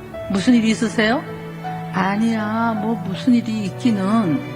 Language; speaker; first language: Korean; native; Korean